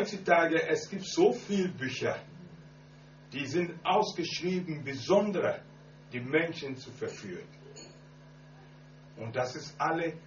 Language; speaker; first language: German; non-native, learner; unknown